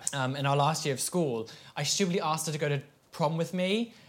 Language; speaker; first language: English; native; English